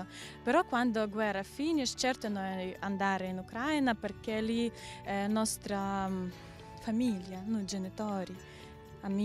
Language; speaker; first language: Italian; non-native, learner; Ukrainian